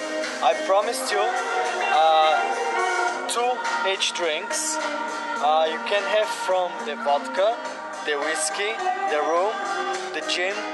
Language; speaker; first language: English; non-native, fluent; Bulgarian